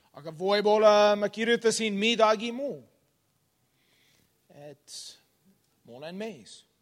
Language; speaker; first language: Estonian; non-native, learner; English